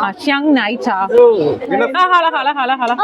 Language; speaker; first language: Chinese; non-native, learner; Tamil